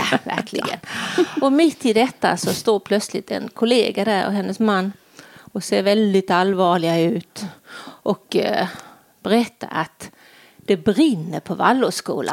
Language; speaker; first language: Swedish; native; Swedish